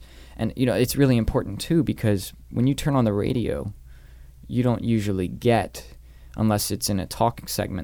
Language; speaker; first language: English; native; English